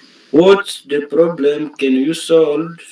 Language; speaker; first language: English; non-native, learner; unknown